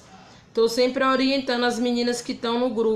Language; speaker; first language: Portuguese; native; Portuguese